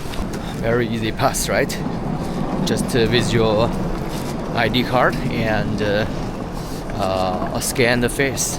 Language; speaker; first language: English; non-native, learner; Chinese